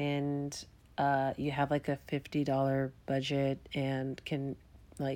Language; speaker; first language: English; native; English